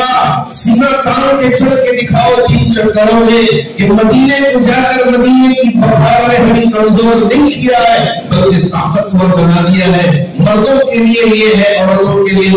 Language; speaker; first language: Urdu; native; Urdu